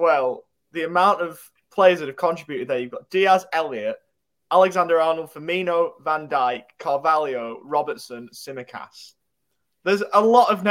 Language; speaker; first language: English; native; English